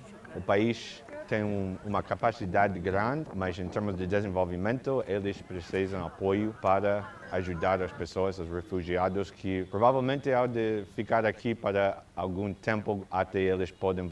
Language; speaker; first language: Portuguese; non-native, fluent; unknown